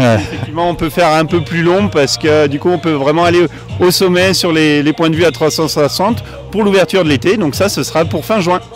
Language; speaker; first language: French; native; French